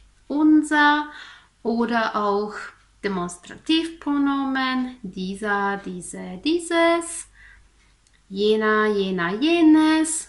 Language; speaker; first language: German; non-native, fluent; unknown